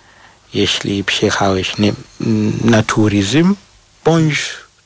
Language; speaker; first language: Polish; non-native, learner; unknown